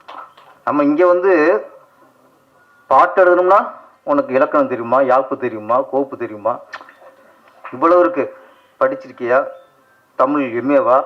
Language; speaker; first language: Tamil; native; Tamil